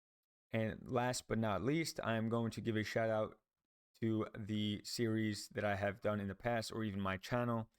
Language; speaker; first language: English; native; English